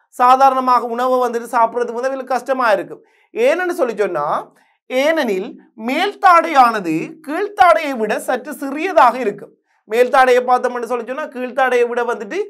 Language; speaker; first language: Tamil; native; Tamil